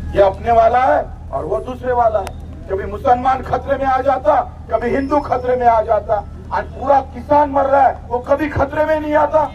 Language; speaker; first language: Hindi; non-native, local second language; Marathi